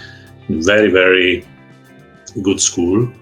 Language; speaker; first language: English; non-native, learner; Italian